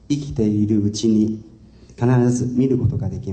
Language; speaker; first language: Japanese; non-native, fluent; Chinese